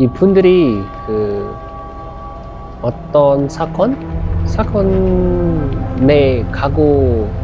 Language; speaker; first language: Korean; non-native, learner; Indonesian